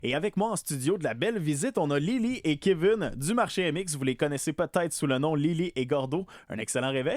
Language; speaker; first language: French; native; French